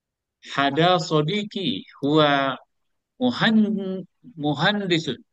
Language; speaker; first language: Arabic; non-native, learner; Indonesian